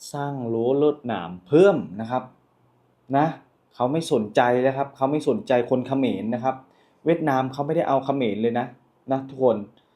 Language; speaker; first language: Thai; native; Thai